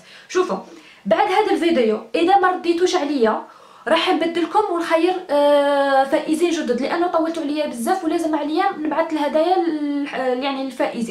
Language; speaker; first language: Arabic; native; Arabic